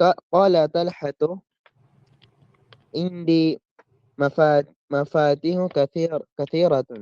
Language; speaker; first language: Arabic; non-native, learner; Filipino